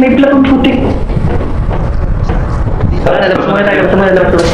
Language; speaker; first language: Filipino; native; Filipino